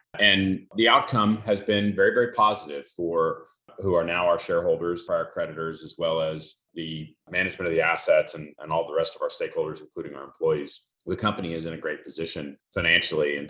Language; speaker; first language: English; native; English